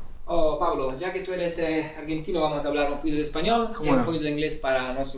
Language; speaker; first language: Spanish; non-native, fluent; Italian